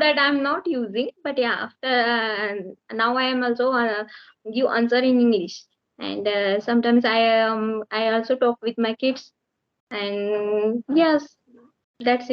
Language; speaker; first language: English; non-native, learner; Marathi